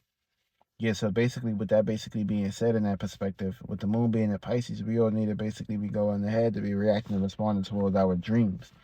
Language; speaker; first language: English; native; English